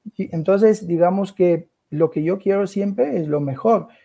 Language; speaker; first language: Spanish; non-native, fluent; Italian